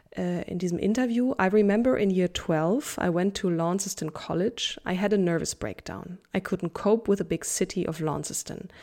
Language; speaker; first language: German; native; German